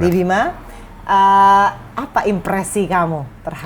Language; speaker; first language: Indonesian; native; Indonesian